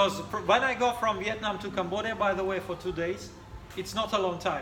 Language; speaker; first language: English; non-native, fluent; Russian